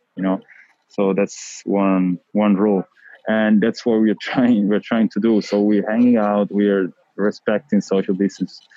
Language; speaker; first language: English; non-native, fluent; Italian